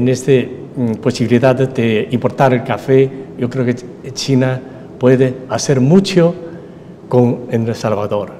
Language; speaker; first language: Spanish; non-native, fluent; Chinese